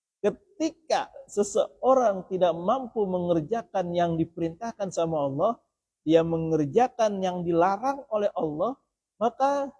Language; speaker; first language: Indonesian; native; Indonesian